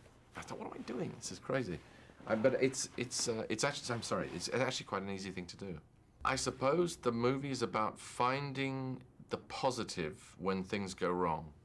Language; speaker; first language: English; native; English